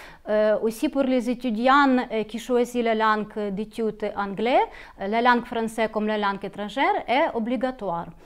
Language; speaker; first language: French; non-native, local second language; Ukrainian